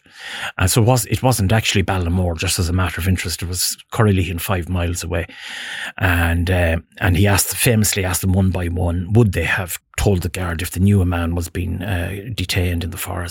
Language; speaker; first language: English; native; English